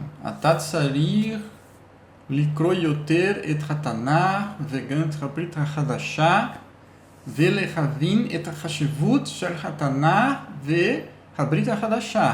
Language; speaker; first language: Hebrew; non-native, learner; Portuguese